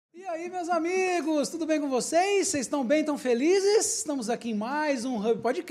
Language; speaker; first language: Portuguese; native; Portuguese